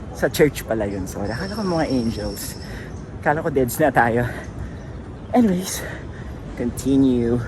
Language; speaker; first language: Filipino; non-native, local second language; Iloko